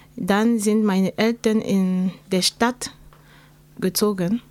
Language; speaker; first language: German; non-native, learner; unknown